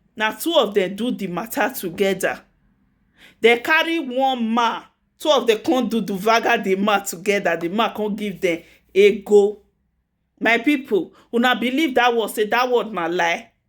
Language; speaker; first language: Nigerian Pidgin; native; Nigerian Pidgin